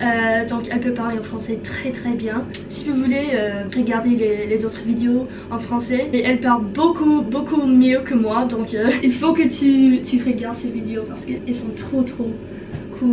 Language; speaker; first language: French; non-native, learner; English